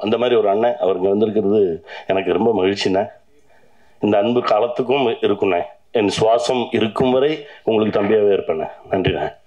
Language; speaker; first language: Tamil; native; Tamil